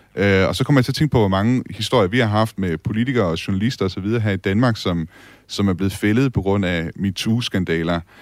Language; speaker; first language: Danish; native; Danish